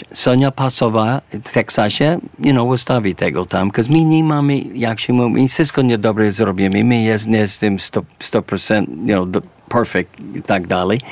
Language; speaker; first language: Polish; early bilingual, heritage; English